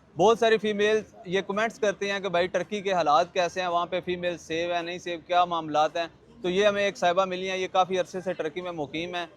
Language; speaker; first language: Urdu; non-native, local second language; Punjabi